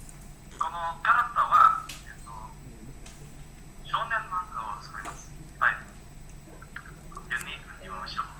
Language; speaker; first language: Japanese; non-native, learner; Indonesian